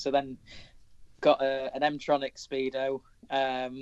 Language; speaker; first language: English; native; English